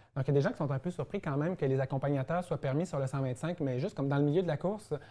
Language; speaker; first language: French; native; French